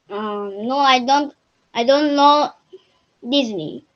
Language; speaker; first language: English; non-native, learner; Japanese